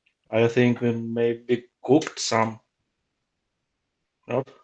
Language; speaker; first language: English; non-native, learner; Ukrainian